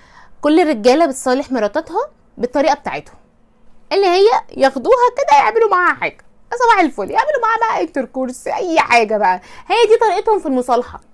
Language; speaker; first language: Arabic; native; Arabic